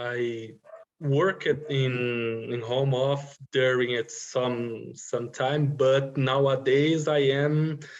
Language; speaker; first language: English; non-native, learner; Portuguese